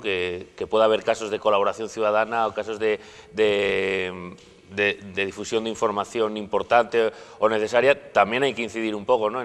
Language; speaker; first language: Spanish; native; Spanish